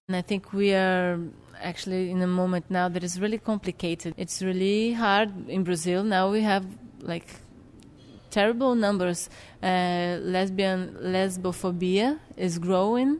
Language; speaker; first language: English; non-native, fluent; Portuguese